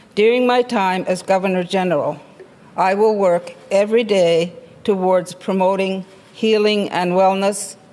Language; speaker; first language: English; non-native, local second language; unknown